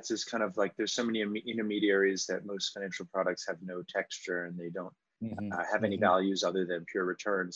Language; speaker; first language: English; native; English